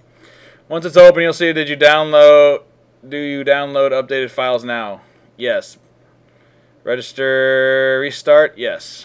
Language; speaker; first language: English; native; English